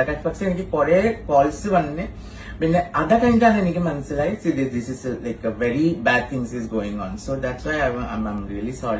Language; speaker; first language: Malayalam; non-native, fluent; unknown